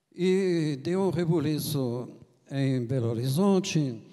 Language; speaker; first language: Portuguese; non-native, fluent; French